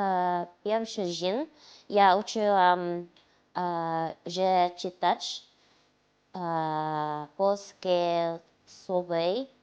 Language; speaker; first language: Polish; non-native, learner; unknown